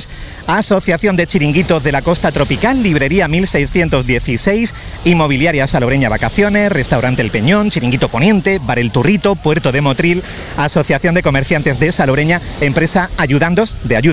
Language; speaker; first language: Spanish; native; Spanish